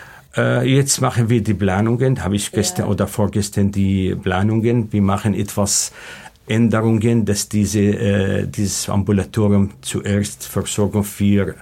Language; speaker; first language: German; non-native, learner; Arabic